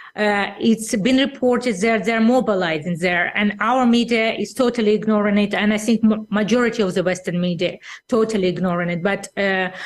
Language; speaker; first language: English; non-native, fluent; Russian